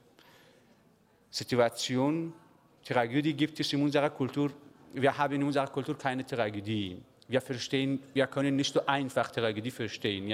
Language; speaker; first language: German; non-native, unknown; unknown